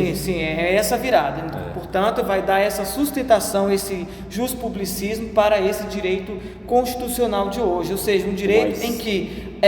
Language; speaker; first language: Portuguese; native; Portuguese